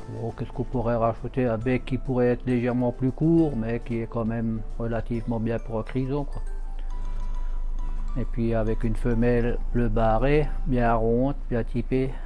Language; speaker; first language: French; native; French